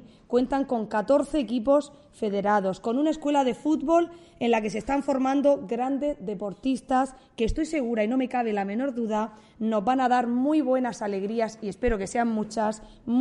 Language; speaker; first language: Spanish; native; Spanish